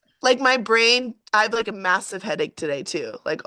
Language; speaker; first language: English; native; English